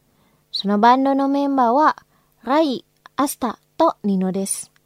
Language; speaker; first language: Japanese; non-native, fluent; Indonesian